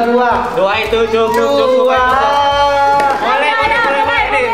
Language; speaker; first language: Indonesian; native; Indonesian